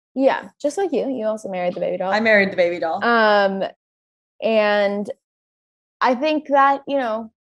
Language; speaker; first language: English; native; English